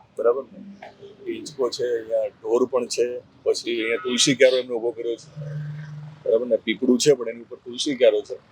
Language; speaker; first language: Gujarati; native; Gujarati